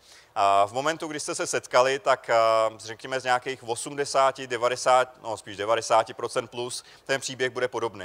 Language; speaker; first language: Czech; native; Czech